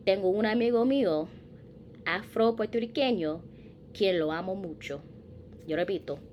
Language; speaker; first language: Spanish; non-native, learner; English